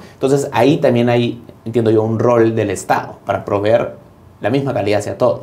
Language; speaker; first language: Spanish; native; Spanish